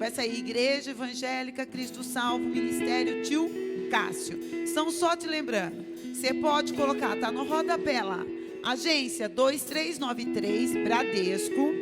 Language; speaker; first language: Portuguese; native; Portuguese